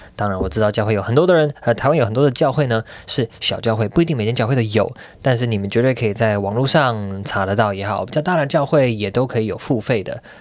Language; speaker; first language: Chinese; native; Chinese